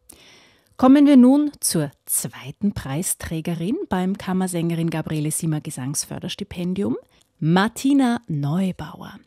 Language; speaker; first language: German; native; German